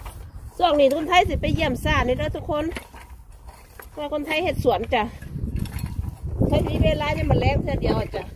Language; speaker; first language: Thai; non-native, local second language; Lao